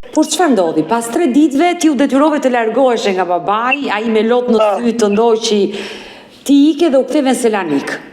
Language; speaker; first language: Albanian; native; Albanian